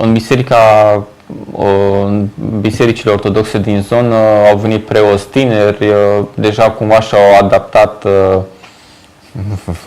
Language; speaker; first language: Romanian; non-native, local second language; Ukrainian